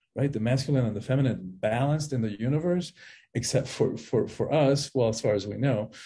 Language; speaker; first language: English; early bilingual, other home language; Spanish